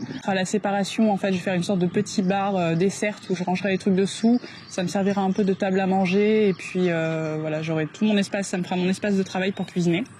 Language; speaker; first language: French; native; French